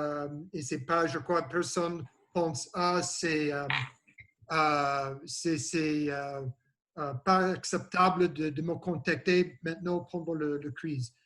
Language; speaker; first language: French; non-native, learner; English